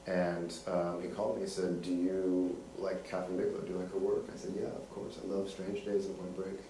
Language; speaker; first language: English; native; English